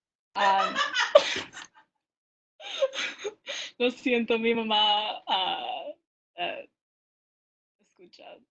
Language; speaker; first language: Spanish; non-native, learner; English